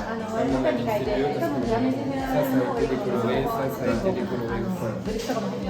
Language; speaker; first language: French; native; French